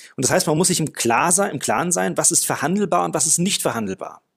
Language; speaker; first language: German; non-native, fluent; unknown